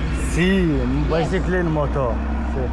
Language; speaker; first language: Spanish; non-native, learner; Mongolian